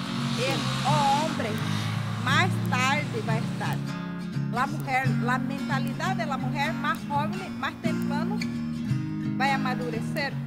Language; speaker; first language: Spanish; non-native, learner; Portuguese